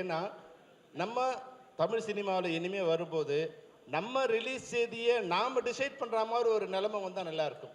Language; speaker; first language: Tamil; native; Tamil